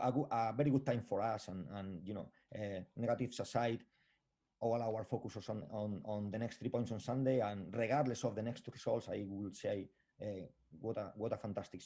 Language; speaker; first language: English; non-native, fluent; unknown